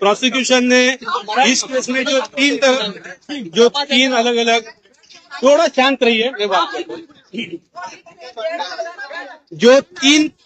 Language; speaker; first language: Hindi; non-native, local second language; Marathi